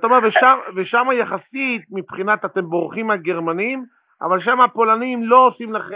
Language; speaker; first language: Hebrew; native; Hebrew